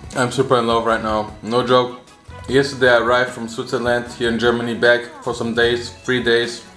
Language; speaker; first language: English; non-native, fluent; German